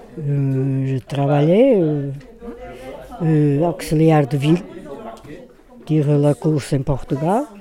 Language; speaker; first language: French; non-native, learner; Portuguese